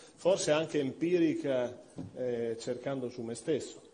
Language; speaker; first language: Italian; native; Italian